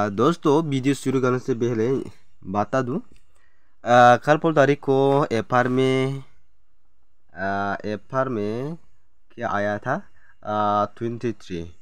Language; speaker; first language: Hindi; non-native, local second language; Assamese